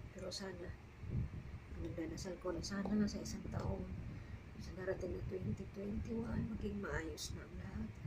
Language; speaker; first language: Filipino; non-native, local second language; Cebuano